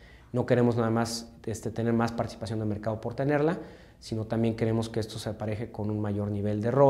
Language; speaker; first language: Spanish; native; Spanish